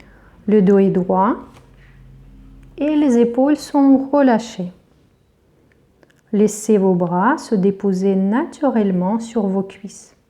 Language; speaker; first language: French; native; French